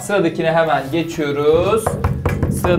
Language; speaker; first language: Turkish; native; Turkish